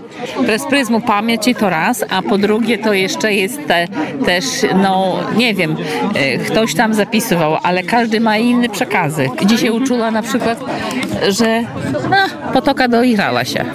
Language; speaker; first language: Polish; non-native, local second language; Belarusian